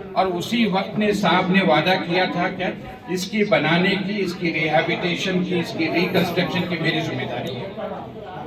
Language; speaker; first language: Urdu; native; Urdu